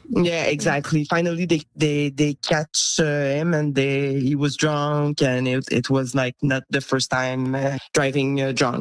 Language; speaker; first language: English; non-native, local second language; French